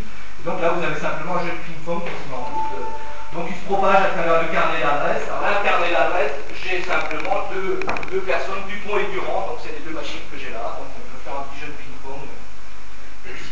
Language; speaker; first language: French; native; French